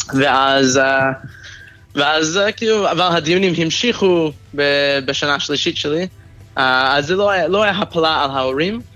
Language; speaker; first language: Hebrew; non-native, fluent; English